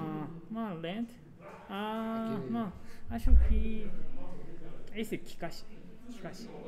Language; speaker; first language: Portuguese; non-native, learner; Japanese